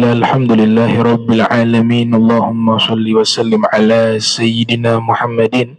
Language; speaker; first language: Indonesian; native; Indonesian